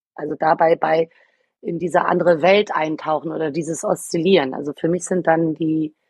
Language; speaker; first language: German; native; German